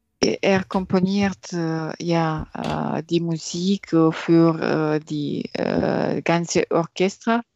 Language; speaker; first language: German; non-native, learner; French